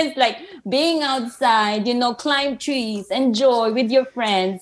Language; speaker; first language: English; non-native, local second language; Filipino